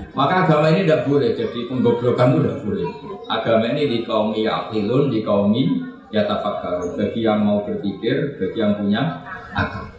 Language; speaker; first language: Indonesian; native; Indonesian